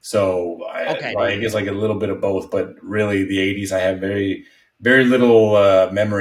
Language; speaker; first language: English; non-native, fluent; Spanish